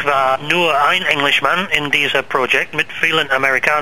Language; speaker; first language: German; non-native, learner; English